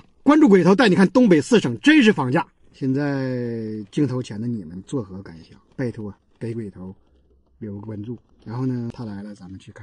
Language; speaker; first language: Chinese; native; Chinese